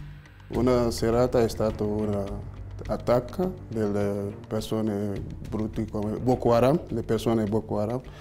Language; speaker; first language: Italian; non-native, learner; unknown